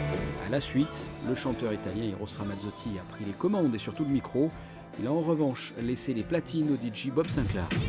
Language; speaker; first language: French; native; French